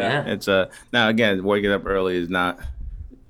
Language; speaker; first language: English; early bilingual, other home language; Haitian Creole